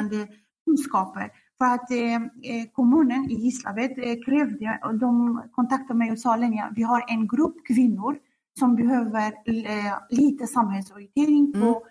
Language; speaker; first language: Swedish; non-native, fluent; Arabic